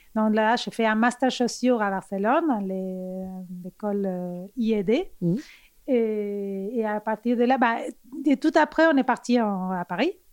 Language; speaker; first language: French; non-native, fluent; Spanish